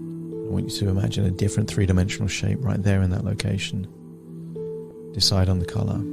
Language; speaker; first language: English; native; English